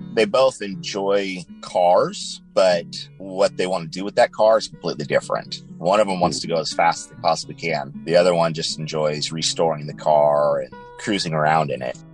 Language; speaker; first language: English; native; English